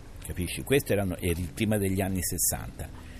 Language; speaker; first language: Italian; native; Italian